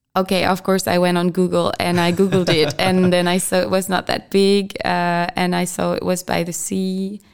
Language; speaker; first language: English; non-native, fluent; French